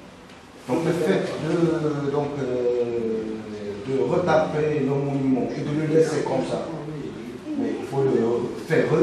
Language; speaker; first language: French; non-native, learner; Portuguese